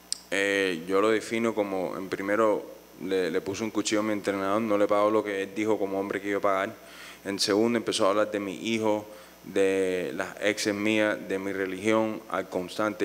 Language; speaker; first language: Spanish; early bilingual, heritage; Spanish